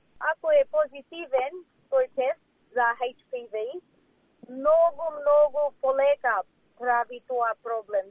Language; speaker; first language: Macedonian; early bilingual, heritage; Macedonian